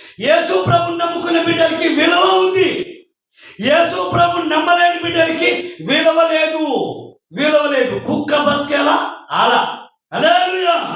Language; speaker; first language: Telugu; non-native, local second language; Koya